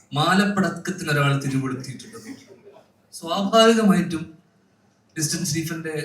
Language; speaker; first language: Malayalam; native; Malayalam